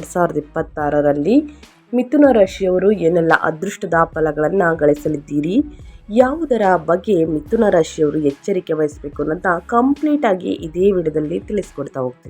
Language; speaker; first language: Kannada; native; Kannada